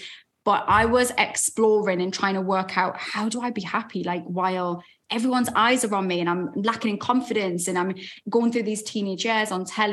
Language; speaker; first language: English; native; English